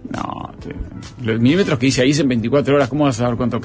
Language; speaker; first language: Spanish; native; Spanish